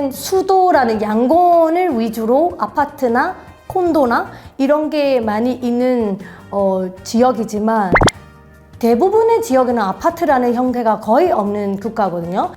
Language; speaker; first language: Korean; non-native, fluent; Burmese